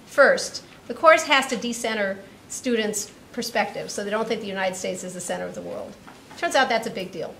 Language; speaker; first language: English; native; English